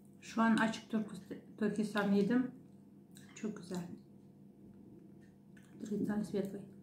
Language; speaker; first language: Turkish; non-native, learner; Russian